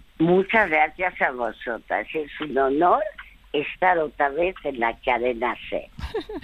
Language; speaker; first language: Spanish; early bilingual, other home language; French